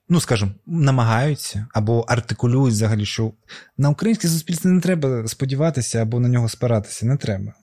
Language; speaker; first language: Ukrainian; non-native, local second language; Russian